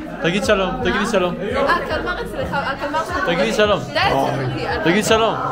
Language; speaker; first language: Hebrew; non-native, fluent; Korean